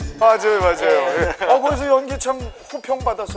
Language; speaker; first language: Korean; native; Korean